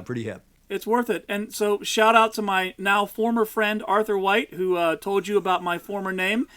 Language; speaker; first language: English; native; English